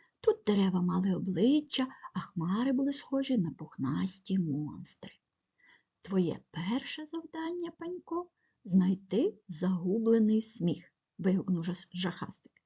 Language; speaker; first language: Ukrainian; native; Ukrainian